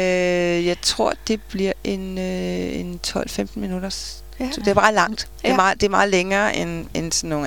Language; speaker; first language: Danish; native; Danish